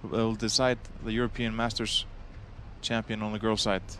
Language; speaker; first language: English; non-native, fluent; Icelandic